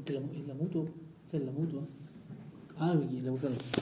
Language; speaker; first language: Spanish; native; Spanish